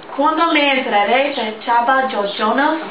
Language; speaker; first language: Spanish; non-native, learner; English